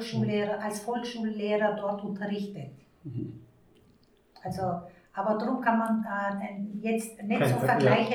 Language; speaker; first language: German; early bilingual, other home language; Turkish